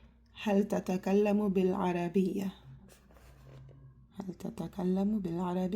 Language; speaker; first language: Arabic; non-native, learner; English